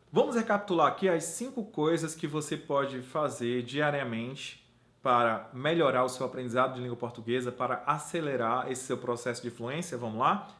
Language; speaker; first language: Portuguese; native; Portuguese